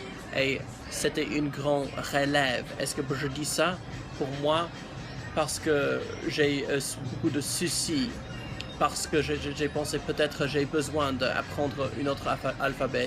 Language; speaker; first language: French; non-native, learner; English